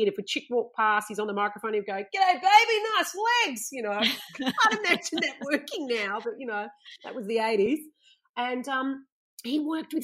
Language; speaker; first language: English; native; English